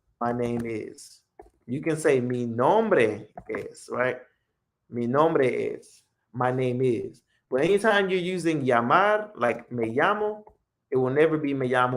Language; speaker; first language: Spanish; non-native, fluent; English